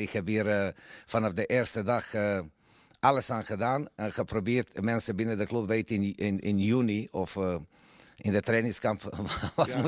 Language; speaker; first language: Dutch; non-native, fluent; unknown